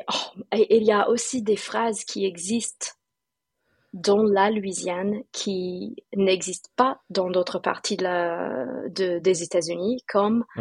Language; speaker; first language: French; non-native, fluent; English